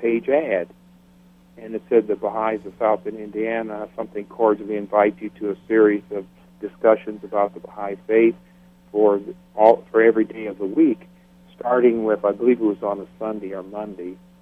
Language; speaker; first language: English; native; English